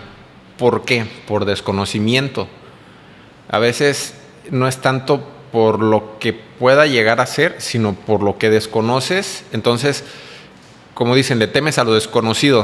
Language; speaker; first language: Spanish; native; Spanish